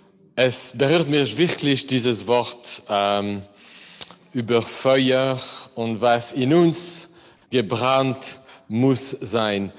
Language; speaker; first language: German; non-native, learner; English